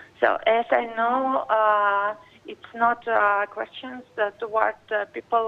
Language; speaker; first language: English; non-native, learner; Russian